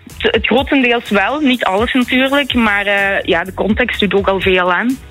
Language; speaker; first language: Dutch; native; Dutch